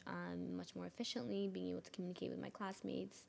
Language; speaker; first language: English; early bilingual, other home language; Amharic